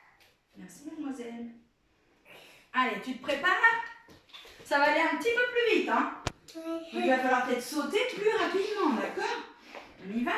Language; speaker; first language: French; native; French